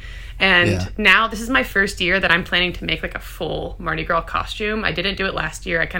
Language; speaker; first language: English; native; English